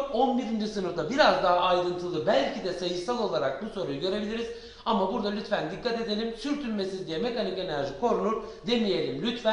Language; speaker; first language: Turkish; native; Turkish